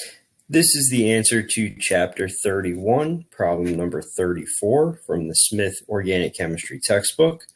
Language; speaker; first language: English; native; English